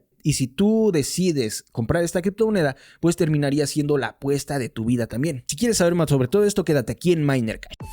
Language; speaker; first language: Spanish; native; Spanish